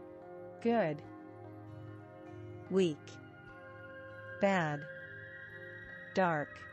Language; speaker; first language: English; non-native, fluent; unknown